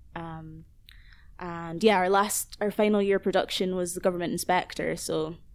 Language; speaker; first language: English; native; English